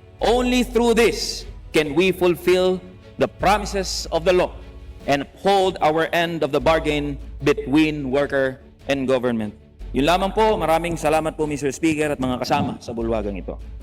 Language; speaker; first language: English; non-native, local second language; Filipino